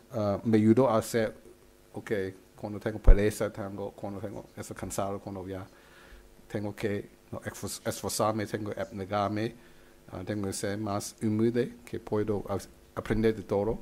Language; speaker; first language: Spanish; non-native, fluent; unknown